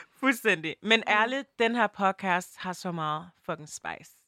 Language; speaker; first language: Danish; early bilingual, other home language; French